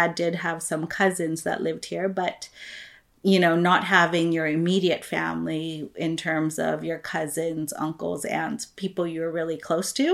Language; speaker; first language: English; non-native, local second language; Filipino